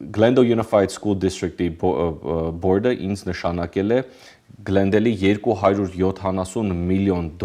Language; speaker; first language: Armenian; early bilingual, heritage; Armenian